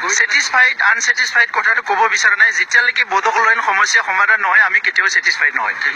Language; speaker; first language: Assamese; non-native, local second language; Bodo